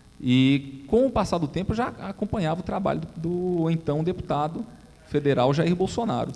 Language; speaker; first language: Portuguese; native; Portuguese